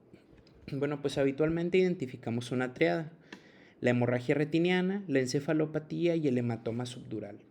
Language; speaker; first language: Spanish; native; Spanish